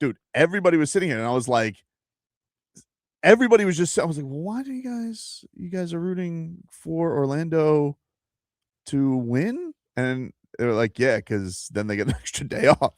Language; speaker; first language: English; native; English